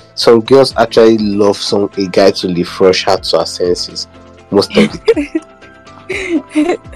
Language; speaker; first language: English; non-native, local second language; Igbo